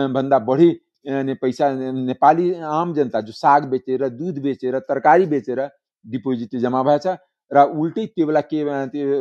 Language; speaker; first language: Nepali; non-native, local second language; Maithili